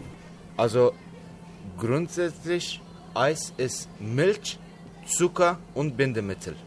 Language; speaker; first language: German; non-native, fluent; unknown